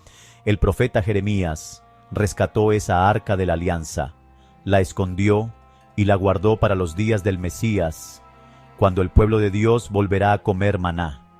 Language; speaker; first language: Spanish; native; Spanish